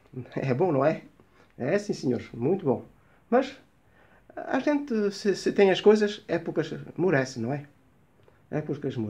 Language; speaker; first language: Portuguese; early bilingual, heritage; Portuguese